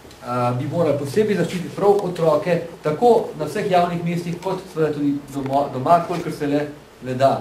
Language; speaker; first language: Slovenian; native; Slovenian